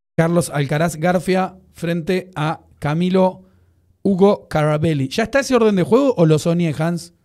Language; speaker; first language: Spanish; native; Spanish